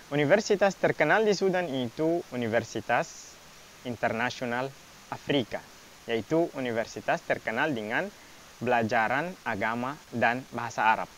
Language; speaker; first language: Indonesian; non-native, fluent; Arabic